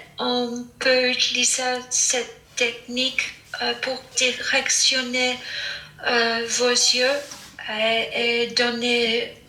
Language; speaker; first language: French; non-native, fluent; English